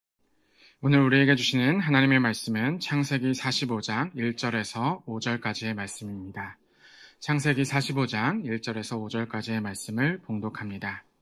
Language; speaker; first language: Korean; native; Korean